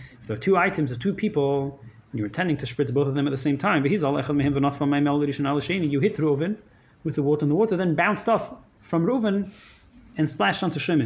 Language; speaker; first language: English; native; English